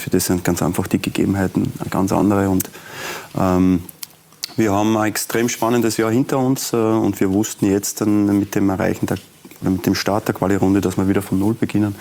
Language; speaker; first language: German; native; German